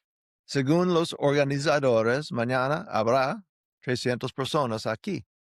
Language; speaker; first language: Spanish; non-native, fluent; English